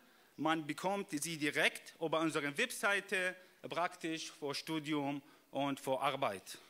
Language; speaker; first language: German; non-native, fluent; Arabic